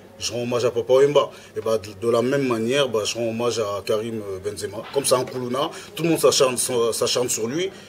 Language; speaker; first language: French; early bilingual, other home language; Lingala